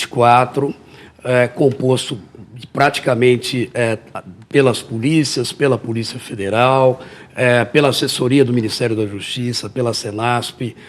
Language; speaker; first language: Portuguese; native; Portuguese